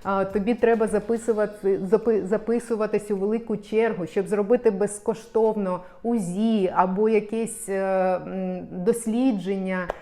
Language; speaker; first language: Ukrainian; non-native, local second language; Russian